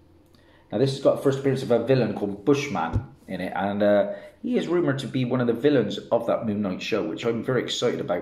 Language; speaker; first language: English; native; English